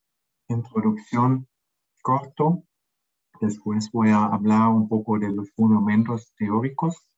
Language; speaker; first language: Spanish; non-native, fluent; German